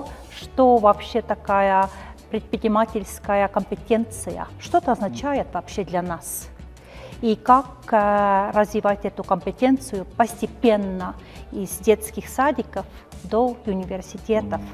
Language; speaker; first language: Russian; non-native, fluent; Estonian